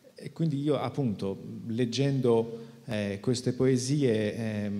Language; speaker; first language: Italian; non-native, fluent; Persian